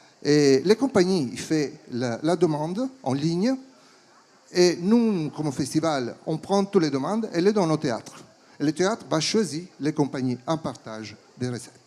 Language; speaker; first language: French; non-native, fluent; Italian